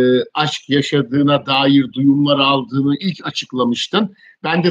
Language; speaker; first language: Turkish; native; Turkish